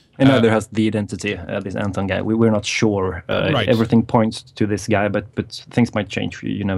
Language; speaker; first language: English; non-native, fluent; Swedish